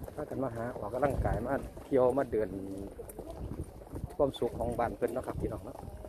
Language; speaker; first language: Thai; native; Thai